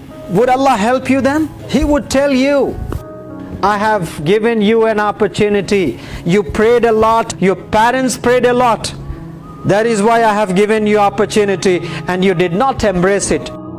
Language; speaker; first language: English; non-native, local second language; Urdu